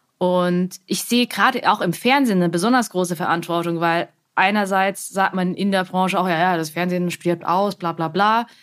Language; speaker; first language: German; early bilingual, other home language; Vietnamese